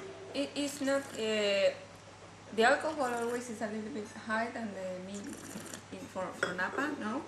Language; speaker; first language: English; non-native, learner; Spanish